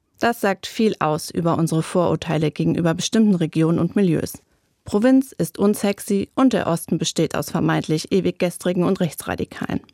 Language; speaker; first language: German; native; German